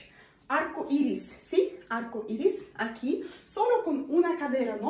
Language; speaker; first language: Spanish; non-native, learner; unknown